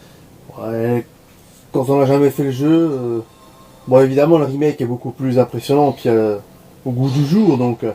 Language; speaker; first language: French; native; French